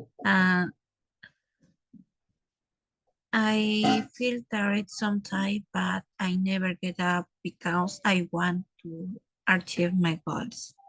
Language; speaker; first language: English; non-native, learner; Spanish